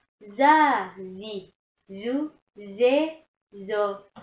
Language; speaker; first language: Russian; non-native, learner; Indonesian